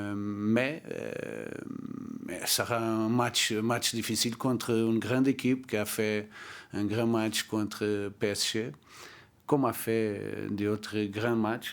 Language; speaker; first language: French; non-native, learner; Portuguese